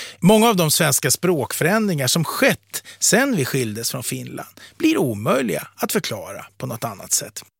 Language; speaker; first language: Swedish; native; Swedish